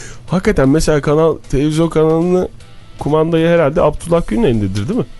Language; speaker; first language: Turkish; native; Turkish